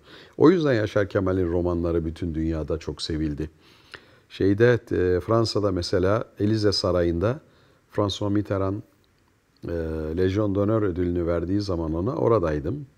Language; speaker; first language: Turkish; native; Turkish